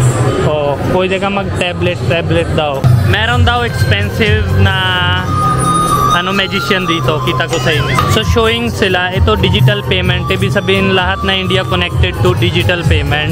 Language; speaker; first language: Filipino; non-native, learner; Hindi